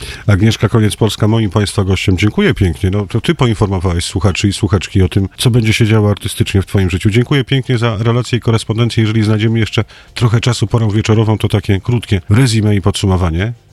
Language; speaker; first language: Polish; native; Polish